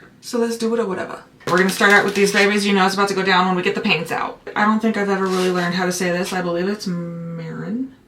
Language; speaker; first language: English; native; English